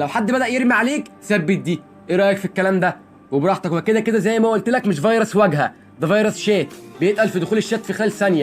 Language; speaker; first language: Arabic; native; Arabic